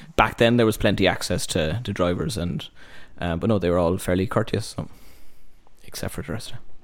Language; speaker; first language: English; native; English